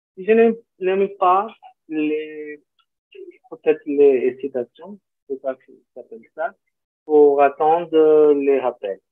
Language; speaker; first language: French; non-native, learner; Portuguese